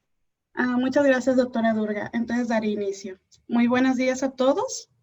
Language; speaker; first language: Spanish; native; Spanish